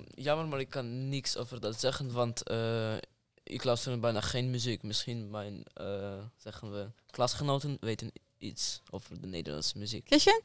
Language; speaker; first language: Dutch; non-native, fluent; Ukrainian